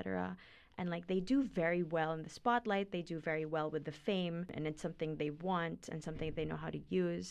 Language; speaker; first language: English; non-native, local second language; Filipino